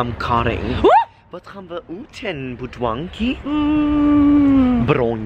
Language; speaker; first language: Dutch; non-native, learner; English